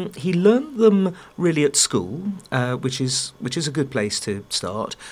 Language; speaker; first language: English; native; English